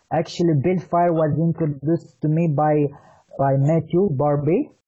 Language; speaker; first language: English; non-native, fluent; Romanian